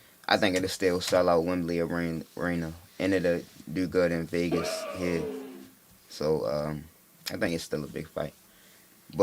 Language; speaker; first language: English; native; English